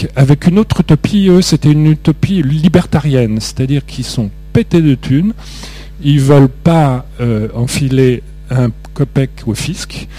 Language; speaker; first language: French; native; French